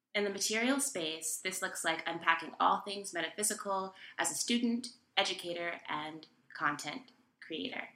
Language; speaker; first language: English; native; English